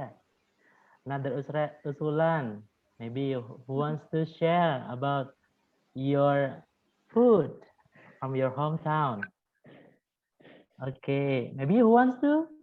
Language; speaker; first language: English; non-native, fluent; Indonesian